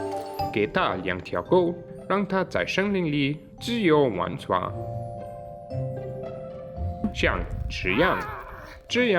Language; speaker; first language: Chinese; native; Chinese